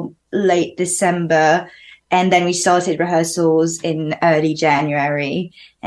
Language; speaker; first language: English; non-native, fluent; French